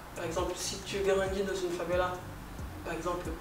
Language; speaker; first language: French; non-native, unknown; Portuguese